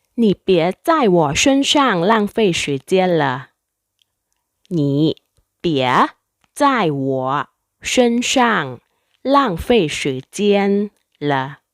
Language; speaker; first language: Chinese; non-native, fluent; Thai